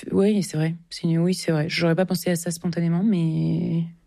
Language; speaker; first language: French; native; French